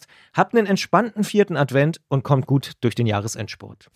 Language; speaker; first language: German; native; German